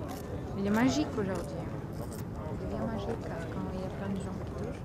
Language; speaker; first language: French; non-native, fluent; Russian